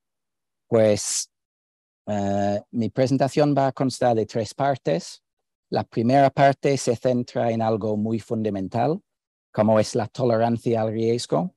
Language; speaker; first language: Spanish; non-native, fluent; English